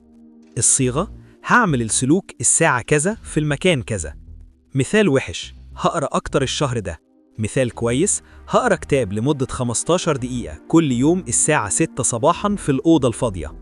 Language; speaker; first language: Arabic; native; Arabic